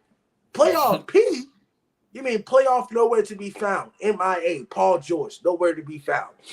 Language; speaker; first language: English; native; English